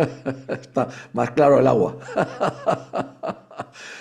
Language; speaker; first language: Spanish; native; Spanish